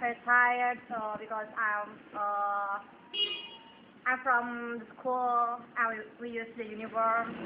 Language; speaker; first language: English; non-native, learner; Indonesian